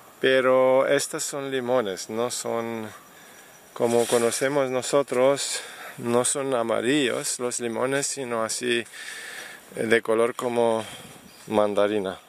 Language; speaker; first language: Spanish; non-native, fluent; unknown